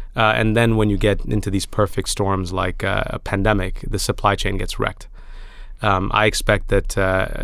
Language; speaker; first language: English; early bilingual, other home language; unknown